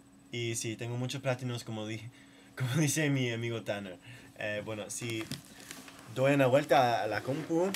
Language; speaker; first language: Spanish; non-native, learner; English